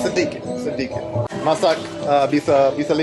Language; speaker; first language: Indonesian; non-native, learner; English